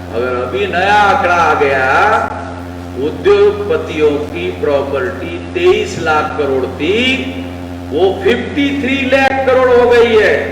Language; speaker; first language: Hindi; non-native, local second language; Marathi